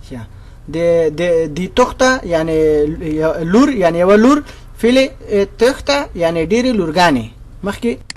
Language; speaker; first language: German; non-native, fluent; Pashto